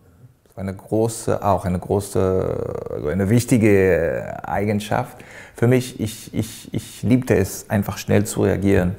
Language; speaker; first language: German; non-native, fluent; Hebrew